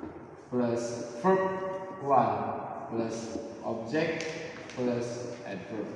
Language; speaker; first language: English; non-native, learner; Indonesian